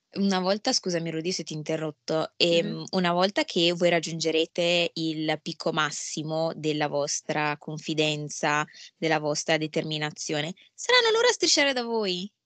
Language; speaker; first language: Italian; early bilingual, other home language; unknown